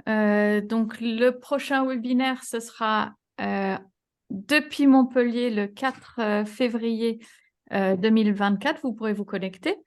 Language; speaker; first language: French; native; French